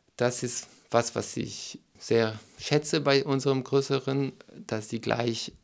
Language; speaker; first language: German; non-native, fluent; French